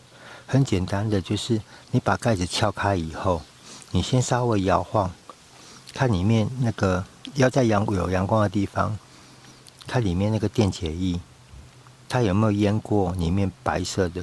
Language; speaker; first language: Chinese; native; Chinese